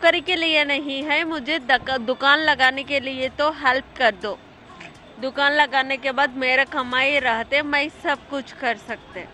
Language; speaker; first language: Hindi; non-native, local second language; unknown